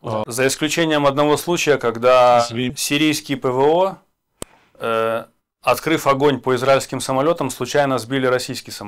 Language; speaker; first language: Russian; native; Russian